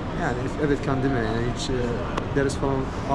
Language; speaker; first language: Turkish; non-native, learner; Arabic